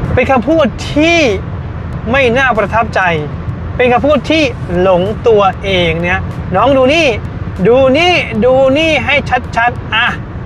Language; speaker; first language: Thai; native; Thai